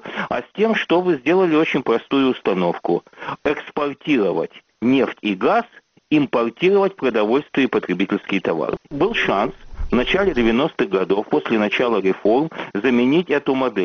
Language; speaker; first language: Russian; native; Russian